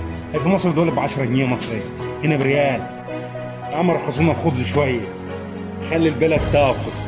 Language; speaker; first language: Arabic; native; Arabic